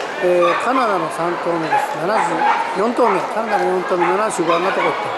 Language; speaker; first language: Japanese; native; Japanese